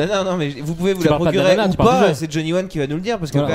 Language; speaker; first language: French; native; French